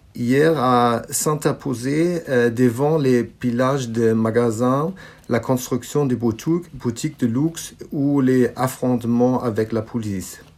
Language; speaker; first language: French; non-native, learner; German